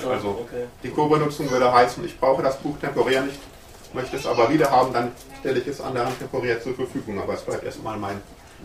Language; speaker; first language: German; native; German